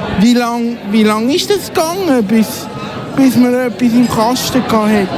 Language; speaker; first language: German; native; German